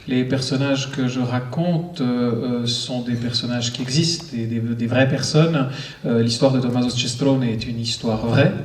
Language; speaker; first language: French; native; French